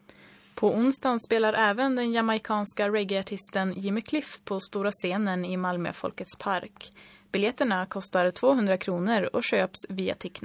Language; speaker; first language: Swedish; native; Swedish